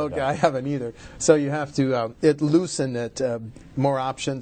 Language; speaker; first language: English; native; English